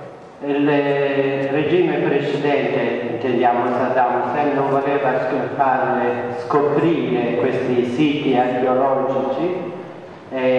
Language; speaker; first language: Italian; non-native, fluent; Central Kurdish